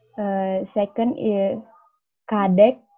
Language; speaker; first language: English; non-native, learner; Indonesian